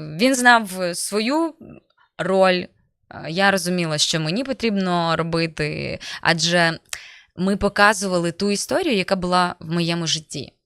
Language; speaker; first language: Ukrainian; native; Ukrainian